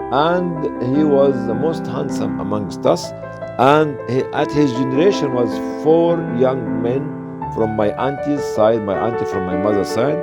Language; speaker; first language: English; non-native, fluent; Arabic